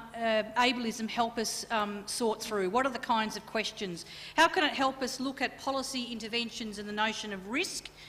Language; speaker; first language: English; native; English